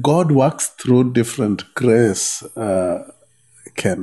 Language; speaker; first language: English; non-native, local second language; Luo (Kenya and Tanzania)